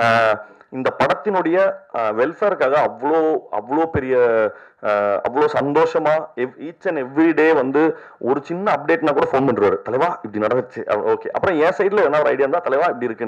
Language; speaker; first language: Tamil; native; Tamil